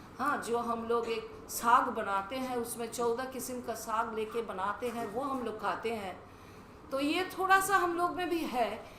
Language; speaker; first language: Hindi; non-native, local second language; Bangla